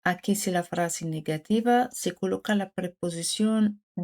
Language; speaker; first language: Spanish; non-native, fluent; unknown